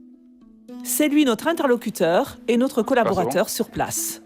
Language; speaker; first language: French; native; French